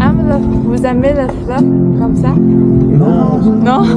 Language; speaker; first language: French; non-native, learner; Chinese